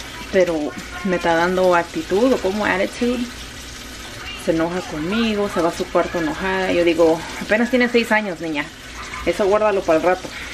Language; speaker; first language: Spanish; early bilingual, heritage; Spanish